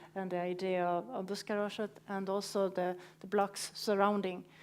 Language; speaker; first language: English; non-native, fluent; Swedish